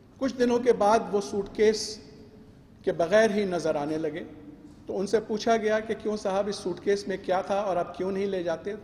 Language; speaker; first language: Urdu; native; Urdu